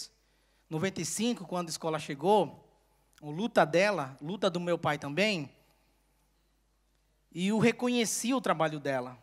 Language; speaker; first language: Portuguese; non-native, local second language; Yanomámi